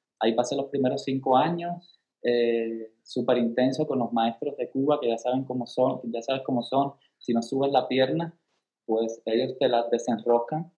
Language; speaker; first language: Spanish; native; Spanish